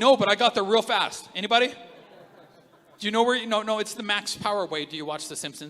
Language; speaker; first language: English; native; English